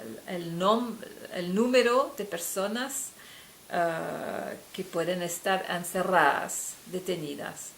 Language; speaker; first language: Spanish; non-native, fluent; French